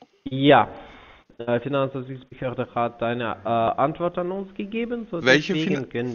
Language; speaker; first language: German; non-native, fluent; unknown